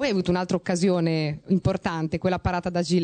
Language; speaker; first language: Italian; native; Italian